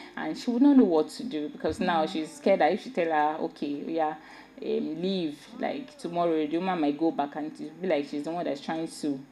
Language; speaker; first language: English; non-native, local second language; Yoruba